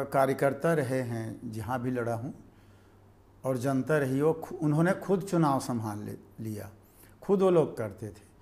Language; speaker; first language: Hindi; native; Hindi